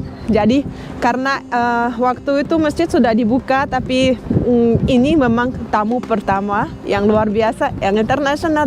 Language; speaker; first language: Indonesian; non-native, fluent; Russian